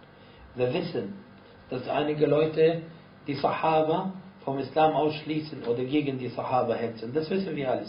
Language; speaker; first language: German; non-native, fluent; Arabic